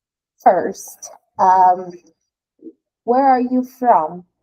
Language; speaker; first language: English; non-native, fluent; Portuguese